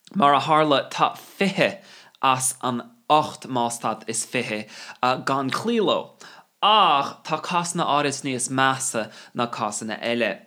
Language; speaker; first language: Irish; non-native, local second language; English